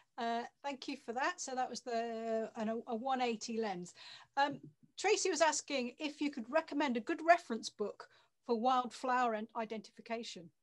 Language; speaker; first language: English; native; English